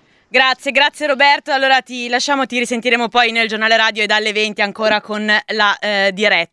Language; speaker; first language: Italian; native; Italian